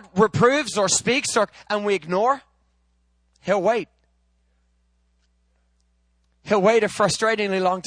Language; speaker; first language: English; native; English